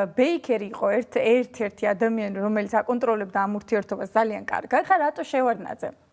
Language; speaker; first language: Georgian; early bilingual, heritage; Georgian